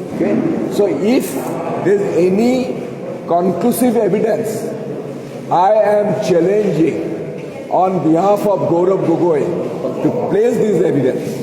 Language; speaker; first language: English; non-native, local second language; Assamese